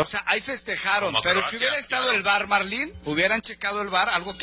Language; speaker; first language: Spanish; native; Spanish